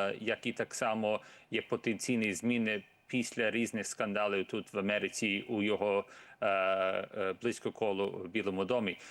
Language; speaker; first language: Ukrainian; early bilingual, heritage; Ukrainian